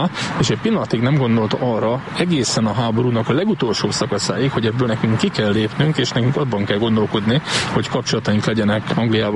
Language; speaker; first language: Hungarian; native; Hungarian